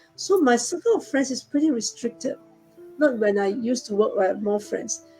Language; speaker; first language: English; non-native, local second language; Chinese